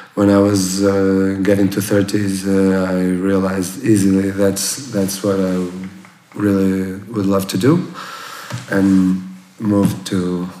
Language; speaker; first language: English; non-native, fluent; Portuguese